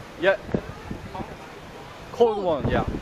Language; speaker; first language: English; non-native, learner; Korean